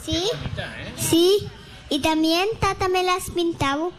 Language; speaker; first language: Spanish; early bilingual, heritage; Spanish